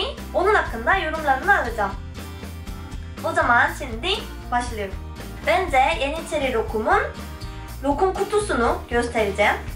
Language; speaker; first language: Turkish; non-native, fluent; Korean